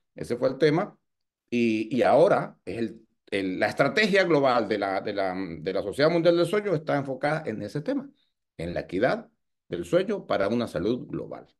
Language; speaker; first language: Spanish; native; Spanish